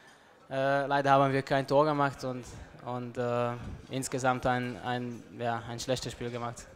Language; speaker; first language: German; non-native, fluent; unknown